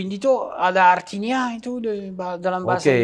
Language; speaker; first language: Indonesian; non-native, learner; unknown